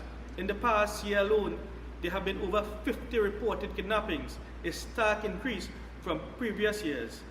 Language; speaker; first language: English; native; English